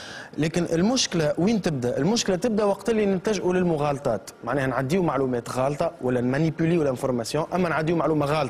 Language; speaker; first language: Arabic; native; Arabic